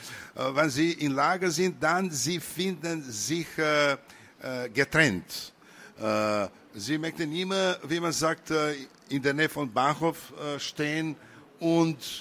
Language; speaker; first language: German; non-native, learner; Serbian